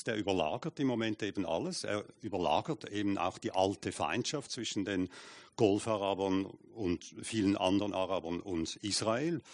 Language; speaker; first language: German; native; German